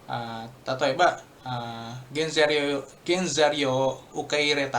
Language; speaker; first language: Japanese; non-native, learner; Indonesian